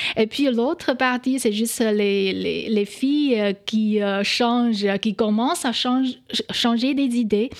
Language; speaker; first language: French; non-native, fluent; Chinese